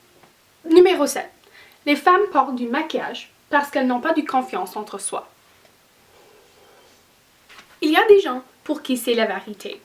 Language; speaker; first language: French; non-native, learner; English